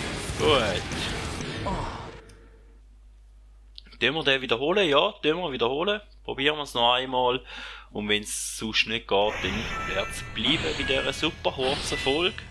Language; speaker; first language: German; native; German